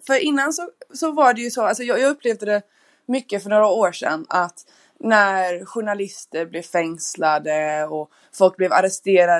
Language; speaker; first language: Swedish; non-native, fluent; English